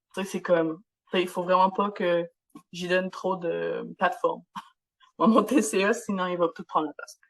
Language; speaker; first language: French; non-native, local second language; English